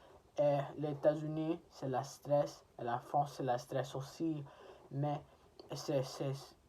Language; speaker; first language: French; non-native, learner; English